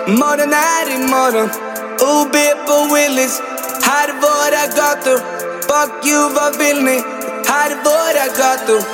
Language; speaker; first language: Swedish; native; Swedish